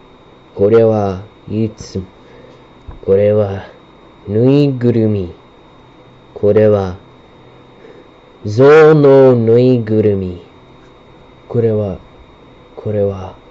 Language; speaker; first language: Japanese; non-native, learner; English